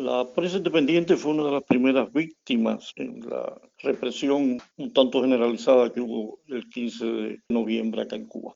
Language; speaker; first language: Spanish; native; Spanish